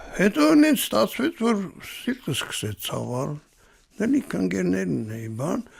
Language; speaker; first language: Armenian; native; Armenian